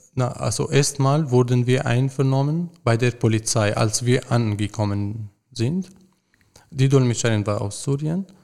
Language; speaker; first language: German; non-native, fluent; Arabic